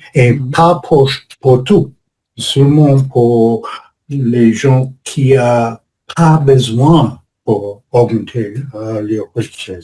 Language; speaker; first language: French; non-native, learner; English